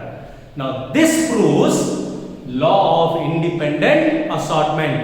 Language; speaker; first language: English; non-native, local second language; Hindi